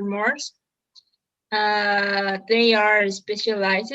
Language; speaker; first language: English; non-native, learner; Spanish